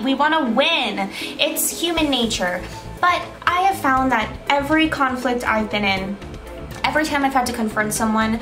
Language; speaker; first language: English; native; English